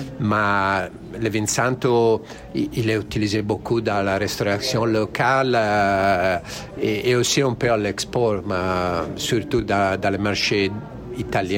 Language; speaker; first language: French; non-native, learner; Italian